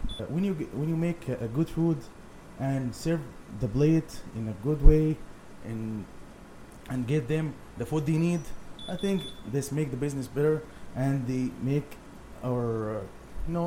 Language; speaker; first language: English; non-native, learner; Arabic